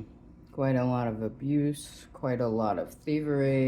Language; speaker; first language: English; native; English